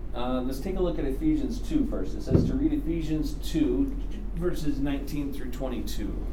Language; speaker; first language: English; native; English